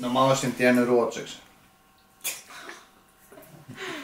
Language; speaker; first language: Finnish; non-native, local second language; Swedish